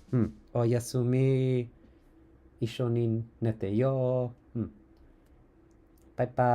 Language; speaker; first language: Japanese; non-native, learner; English